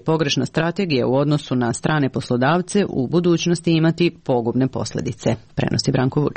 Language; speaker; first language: Serbian; native; Serbian